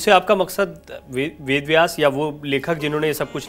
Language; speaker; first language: Hindi; native; Hindi